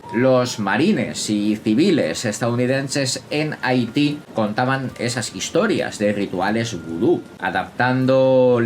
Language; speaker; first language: Spanish; native; Spanish